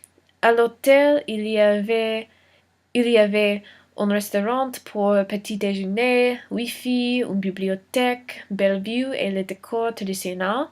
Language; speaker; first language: French; non-native, learner; English